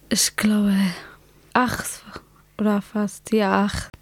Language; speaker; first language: German; non-native, learner; Somali